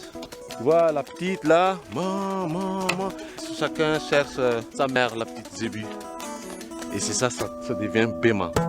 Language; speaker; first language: French; non-native, local second language; Malagasy